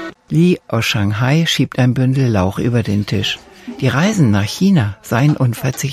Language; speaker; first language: German; native; German